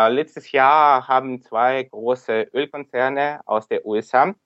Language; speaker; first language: German; non-native, fluent; Ukrainian